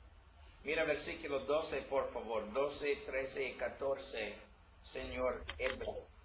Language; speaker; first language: Spanish; non-native, learner; English